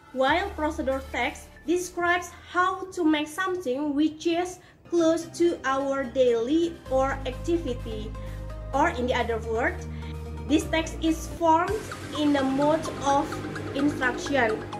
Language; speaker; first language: English; non-native, fluent; Indonesian